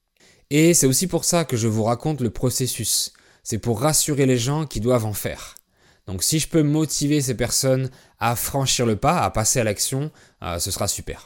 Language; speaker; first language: French; native; French